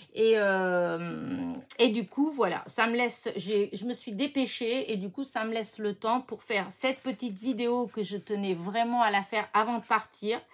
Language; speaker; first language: French; native; French